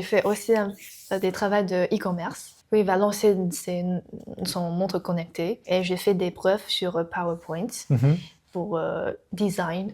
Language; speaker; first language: French; non-native, learner; Chinese